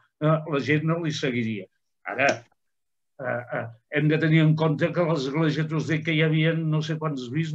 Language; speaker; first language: Catalan; native; Catalan